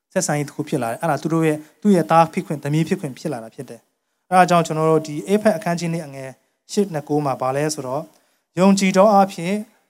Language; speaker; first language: Burmese; non-native, local second language; Tedim Chin